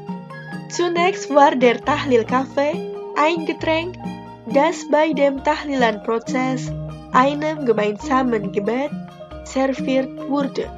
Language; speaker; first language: German; non-native, fluent; Indonesian